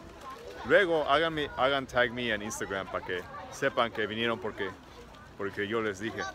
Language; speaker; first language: Spanish; early bilingual, heritage; Spanish